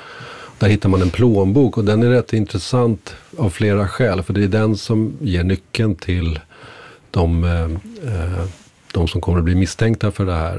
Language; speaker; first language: Swedish; native; Swedish